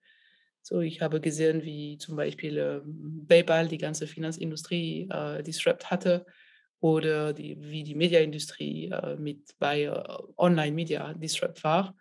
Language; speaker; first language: German; non-native, fluent; French